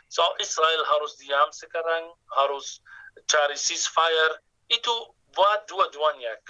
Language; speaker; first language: Indonesian; non-native, fluent; Arabic